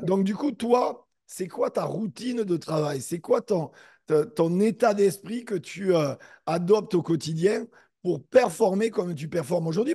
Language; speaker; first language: French; native; French